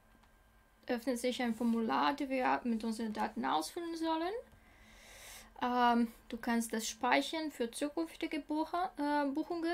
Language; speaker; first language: German; non-native, learner; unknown